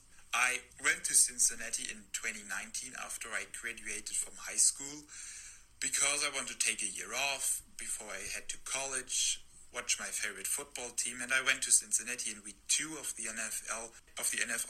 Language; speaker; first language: English; non-native, fluent; German